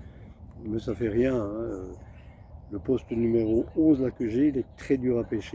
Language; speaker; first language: French; native; French